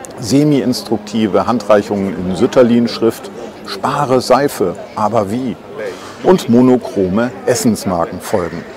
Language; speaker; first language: German; native; German